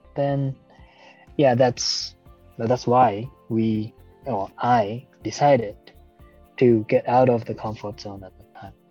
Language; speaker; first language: English; non-native, fluent; Japanese